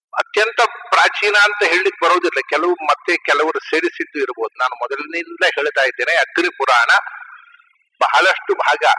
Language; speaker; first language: Kannada; native; Kannada